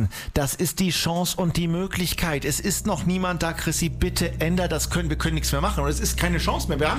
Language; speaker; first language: German; native; German